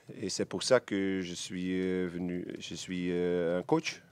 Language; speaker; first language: French; non-native, learner; Dutch